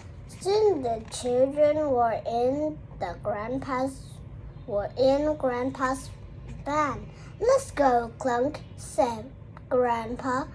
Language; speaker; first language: English; non-native, learner; Vietnamese